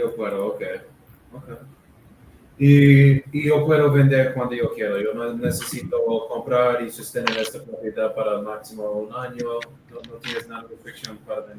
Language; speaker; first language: Spanish; non-native, learner; English